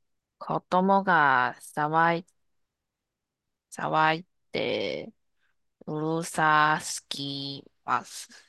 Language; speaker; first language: Japanese; non-native, learner; Chinese